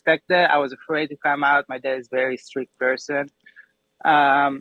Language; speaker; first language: English; non-native, fluent; Hebrew